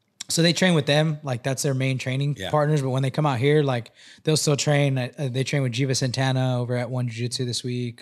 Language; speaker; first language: English; early bilingual, other home language; Spanish